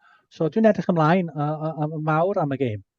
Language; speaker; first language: Welsh; native; Welsh